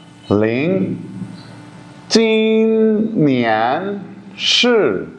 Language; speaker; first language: Chinese; non-native, fluent; Urdu